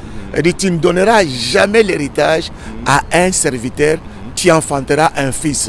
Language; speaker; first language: French; non-native, local second language; Lingala